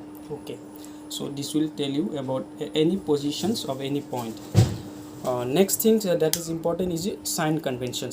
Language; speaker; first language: English; non-native, local second language; Hindi